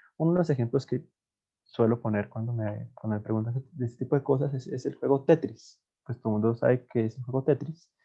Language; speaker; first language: Spanish; native; Spanish